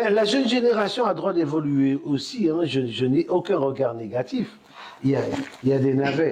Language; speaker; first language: French; native; French